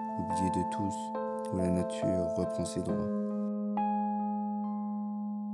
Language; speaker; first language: French; native; French